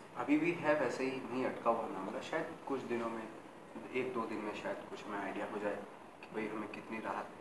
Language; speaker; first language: Hindi; native; Hindi